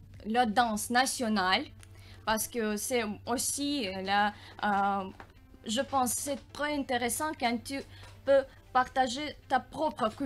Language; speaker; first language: French; non-native, learner; Russian